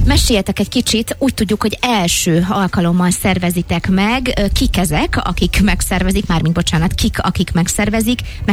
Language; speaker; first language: Hungarian; native; Hungarian